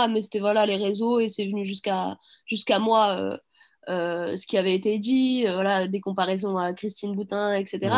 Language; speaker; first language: French; early bilingual, other home language; Arabic